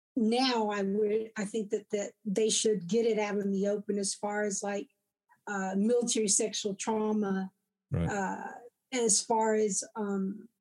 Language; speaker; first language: English; native; English